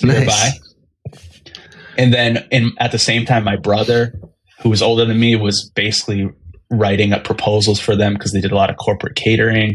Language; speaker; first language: English; native; English